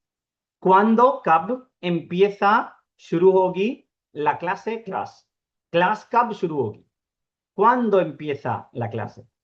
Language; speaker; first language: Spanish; non-native, fluent; Urdu